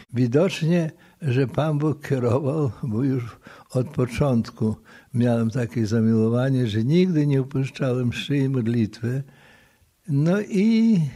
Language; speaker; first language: Polish; native; Polish